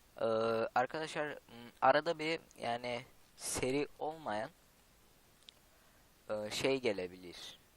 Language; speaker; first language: Turkish; native; Turkish